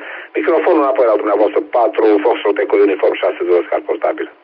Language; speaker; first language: Romanian; native; Romanian